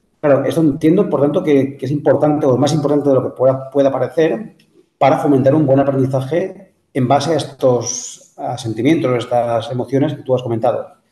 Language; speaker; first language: Spanish; non-native, local second language; Catalan